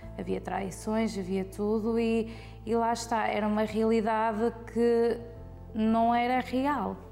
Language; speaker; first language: Portuguese; early bilingual, heritage; Portuguese